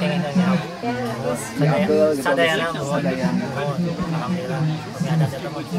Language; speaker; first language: Indonesian; non-native, local second language; Sundanese